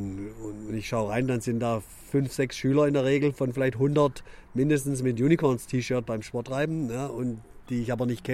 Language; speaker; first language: German; native; German